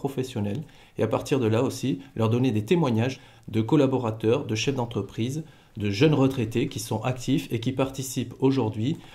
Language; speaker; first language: French; native; French